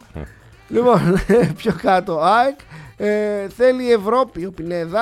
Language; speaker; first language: Greek; native; Greek